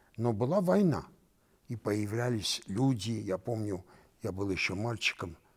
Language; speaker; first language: Russian; non-native, local second language; Armenian